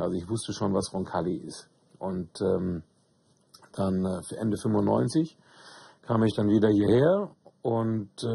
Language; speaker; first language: German; native; German